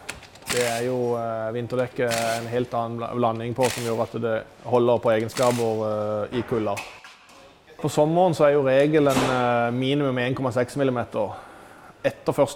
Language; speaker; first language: Norwegian; native; Norwegian